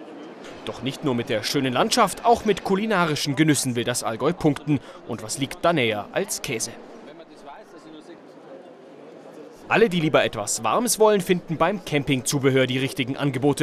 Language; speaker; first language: German; native; German